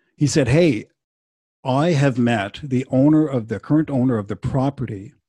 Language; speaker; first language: English; non-native, fluent; French